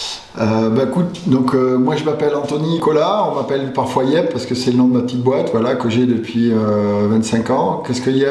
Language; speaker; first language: French; native; French